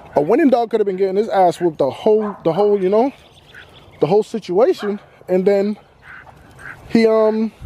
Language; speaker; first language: English; native; English